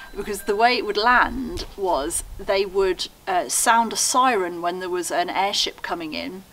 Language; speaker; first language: English; native; English